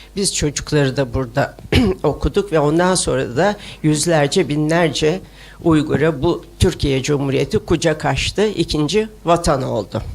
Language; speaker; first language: Turkish; early bilingual, other home language; Uyghur